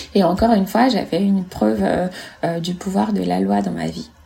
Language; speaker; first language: French; non-native, fluent; Italian